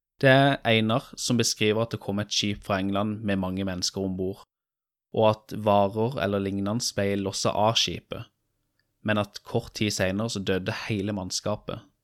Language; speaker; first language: Norwegian; native; Norwegian